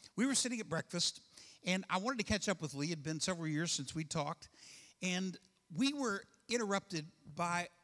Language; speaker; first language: English; native; English